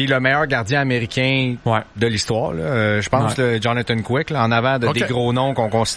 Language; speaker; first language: French; native; French